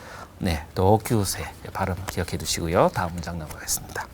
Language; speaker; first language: Korean; native; Korean